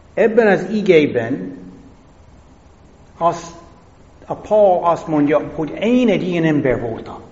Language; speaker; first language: Hungarian; non-native, fluent; English